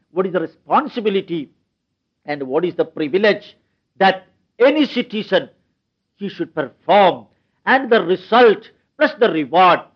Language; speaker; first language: English; non-native, local second language; Malayalam